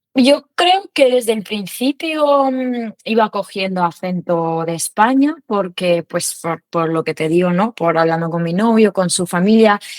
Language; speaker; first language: Spanish; non-native, fluent; Ukrainian